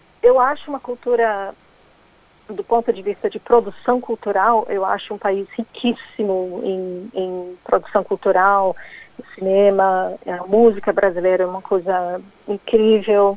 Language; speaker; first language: Portuguese; non-native, fluent; English